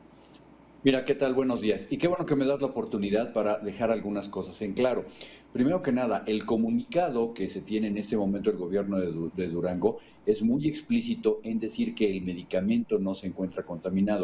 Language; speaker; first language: Spanish; native; Spanish